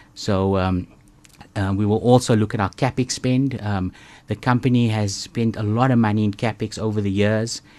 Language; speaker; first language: English; native; English